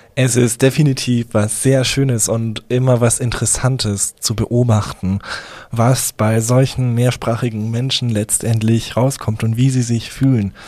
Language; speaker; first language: German; early bilingual, other home language; Hungarian